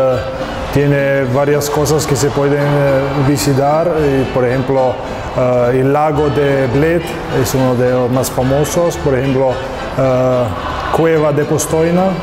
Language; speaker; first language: Spanish; non-native, fluent; Slovenian